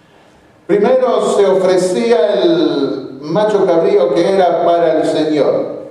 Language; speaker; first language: Spanish; native; Spanish